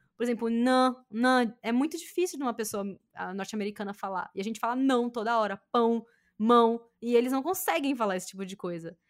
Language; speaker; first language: Portuguese; native; Portuguese